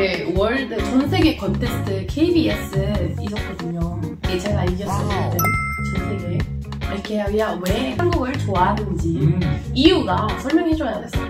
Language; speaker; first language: Korean; non-native, learner; Spanish